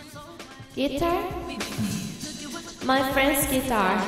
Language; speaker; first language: English; non-native, learner; Korean